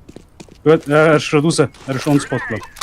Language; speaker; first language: German; native; German